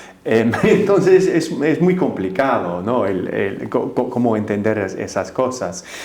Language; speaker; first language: Spanish; non-native, fluent; English